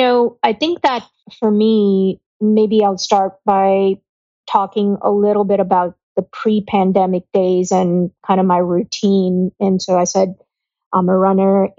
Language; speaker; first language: English; non-native, local second language; Gujarati